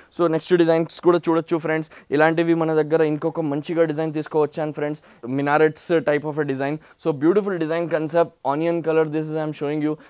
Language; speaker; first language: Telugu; non-native, local second language; Hindi